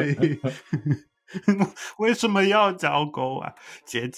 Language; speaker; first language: Chinese; early bilingual, heritage; Chinese